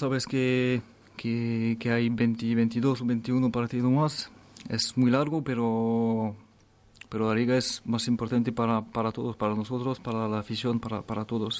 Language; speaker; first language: Spanish; non-native, fluent; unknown